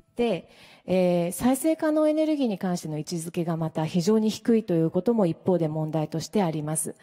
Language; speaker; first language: Japanese; native; Japanese